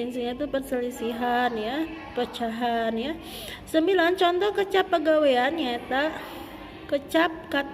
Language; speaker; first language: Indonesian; non-native, local second language; Sundanese